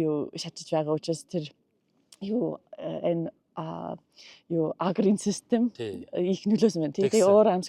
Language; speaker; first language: Mongolian; non-native, learner; English